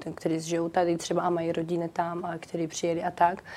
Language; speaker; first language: Czech; non-native, fluent; Ukrainian